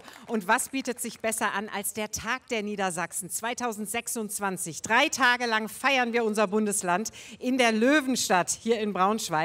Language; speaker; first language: German; native; German